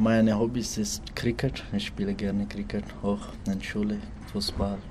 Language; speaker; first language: German; non-native, learner; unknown